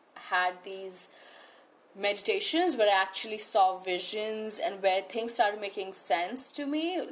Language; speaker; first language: English; non-native, local second language; Hindi